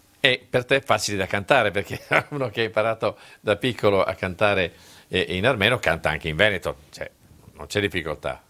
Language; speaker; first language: Italian; native; Italian